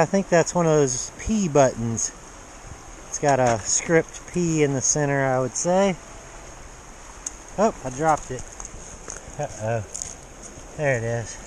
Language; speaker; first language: English; native; English